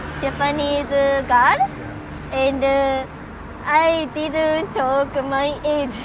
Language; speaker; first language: English; non-native, learner; Japanese